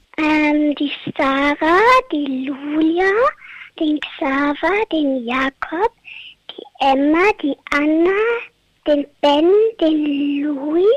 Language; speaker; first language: German; native; German